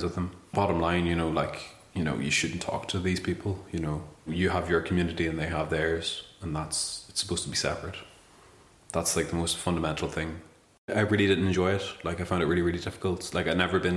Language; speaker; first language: English; native; English